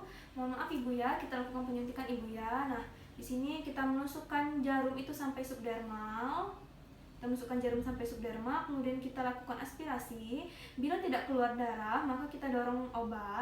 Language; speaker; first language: Indonesian; native; Indonesian